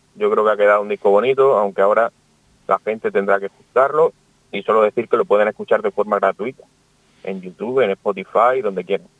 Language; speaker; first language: Spanish; native; Spanish